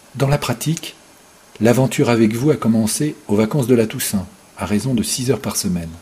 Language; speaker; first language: French; native; French